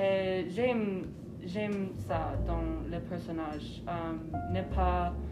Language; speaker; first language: French; non-native, learner; English